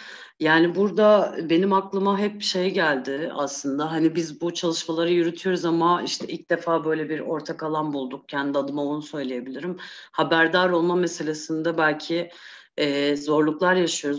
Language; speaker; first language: Turkish; native; Turkish